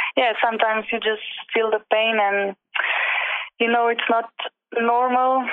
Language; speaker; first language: English; non-native, learner; Slovenian